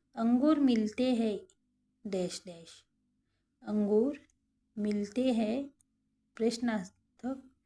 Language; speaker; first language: Hindi; non-native, local second language; Marathi